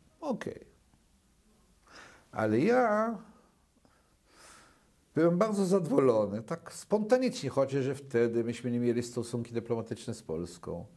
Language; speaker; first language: Polish; early bilingual, other home language; Yiddish